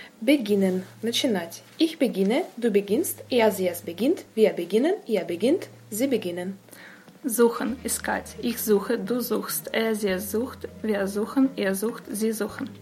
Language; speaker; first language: German; non-native, learner; Russian